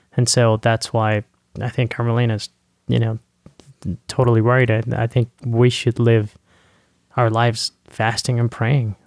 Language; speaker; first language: English; non-native, fluent; Spanish